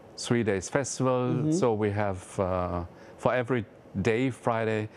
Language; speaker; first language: English; non-native, fluent; German